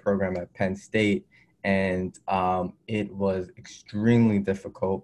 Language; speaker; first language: English; native; English